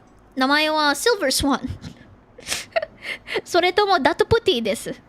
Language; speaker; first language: Japanese; non-native, learner; Filipino